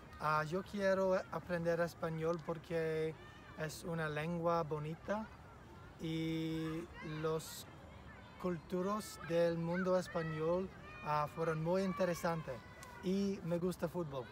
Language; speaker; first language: Spanish; non-native, learner; English